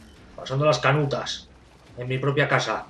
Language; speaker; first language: Spanish; native; Spanish